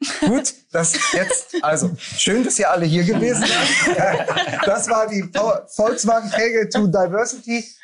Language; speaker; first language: German; native; German